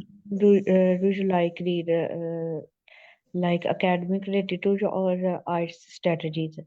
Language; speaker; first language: English; non-native, learner; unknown